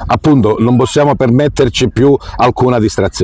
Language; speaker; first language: Italian; native; Italian